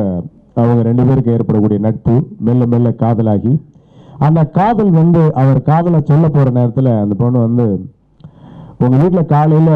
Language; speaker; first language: Tamil; native; Tamil